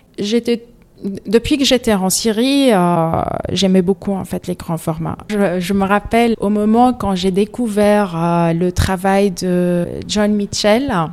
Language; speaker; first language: French; non-native, fluent; Arabic